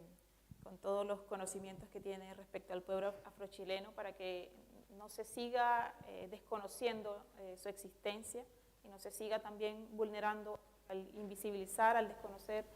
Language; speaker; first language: Spanish; native; Spanish